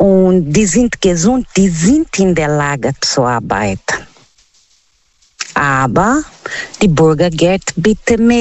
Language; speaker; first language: German; non-native, fluent; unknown